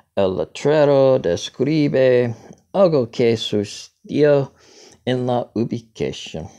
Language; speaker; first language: Spanish; non-native, learner; English